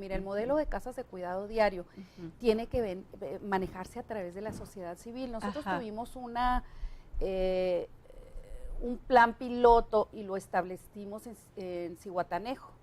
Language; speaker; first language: Spanish; native; Spanish